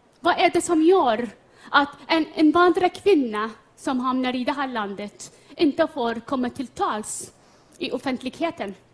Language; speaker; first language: Swedish; native; Swedish